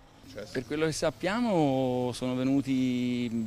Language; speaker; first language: Italian; native; Italian